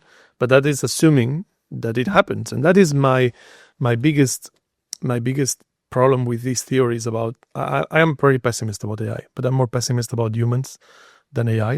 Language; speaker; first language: English; non-native, fluent; Spanish